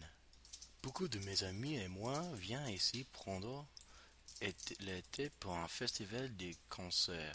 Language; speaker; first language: French; non-native, learner; English